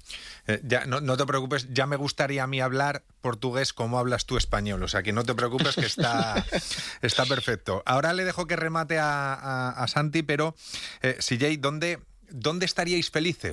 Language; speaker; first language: Spanish; native; Spanish